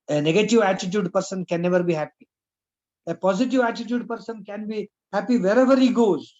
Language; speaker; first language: English; non-native, local second language; Kannada